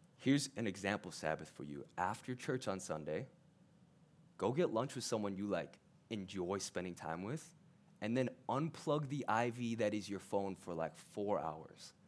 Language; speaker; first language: English; early bilingual, other home language; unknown